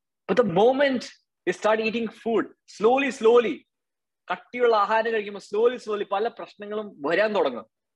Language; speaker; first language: English; non-native, local second language; Malayalam